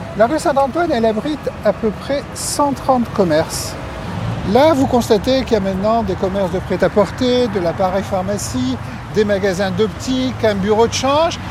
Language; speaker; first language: French; native; French